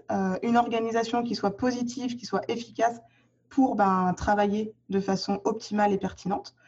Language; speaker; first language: French; native; French